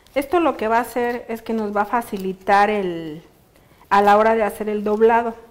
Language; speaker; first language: Spanish; native; Spanish